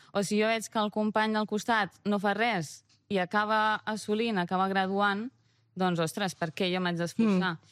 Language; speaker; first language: Catalan; early bilingual, other home language; Romanian